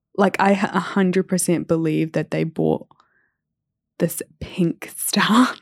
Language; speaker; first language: English; native; English